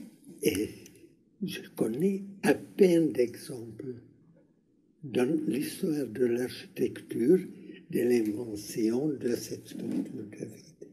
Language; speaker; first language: French; non-native, learner; Hungarian